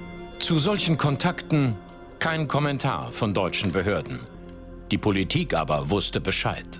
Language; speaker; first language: German; native; German